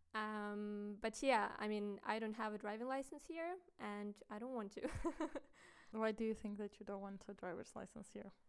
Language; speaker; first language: English; non-native, fluent; Ukrainian